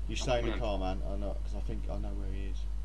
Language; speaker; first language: English; native; English